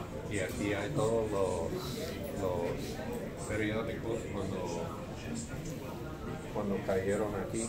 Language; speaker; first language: Spanish; non-native, learner; English